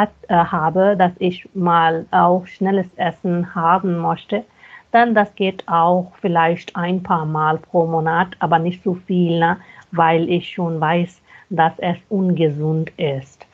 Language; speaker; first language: German; non-native, fluent; Hindi